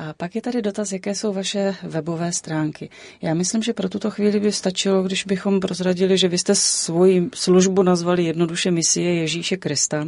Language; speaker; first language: Czech; native; Czech